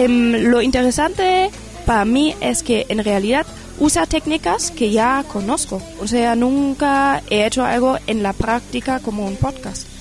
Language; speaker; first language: Spanish; non-native, fluent; German